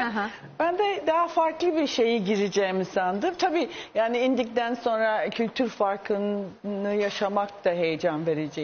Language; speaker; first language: Turkish; non-native, fluent; English